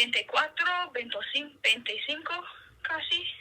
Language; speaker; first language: Spanish; non-native, learner; English